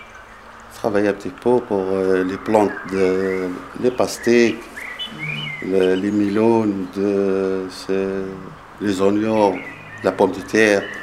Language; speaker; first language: French; non-native, learner; Arabic